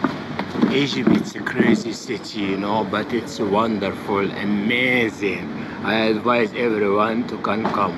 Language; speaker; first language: English; non-native, learner; Arabic